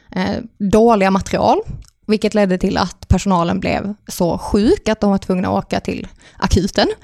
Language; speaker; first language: Swedish; native; Swedish